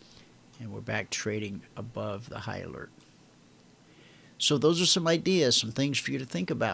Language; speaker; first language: English; native; English